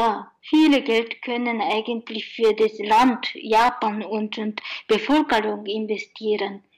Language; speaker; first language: German; non-native, learner; Japanese